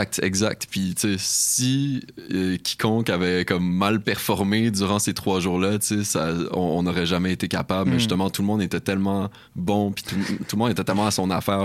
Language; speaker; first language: French; native; French